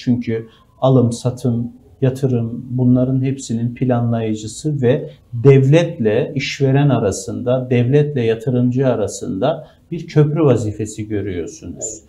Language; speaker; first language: Turkish; native; Turkish